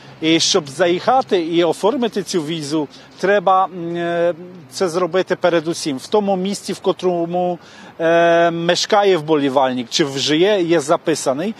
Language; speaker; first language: Ukrainian; non-native, fluent; Polish